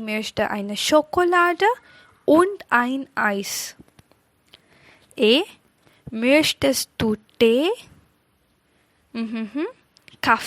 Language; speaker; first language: German; non-native, fluent; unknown